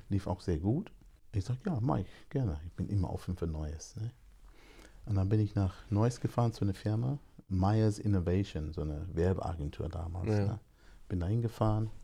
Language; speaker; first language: German; non-native, fluent; English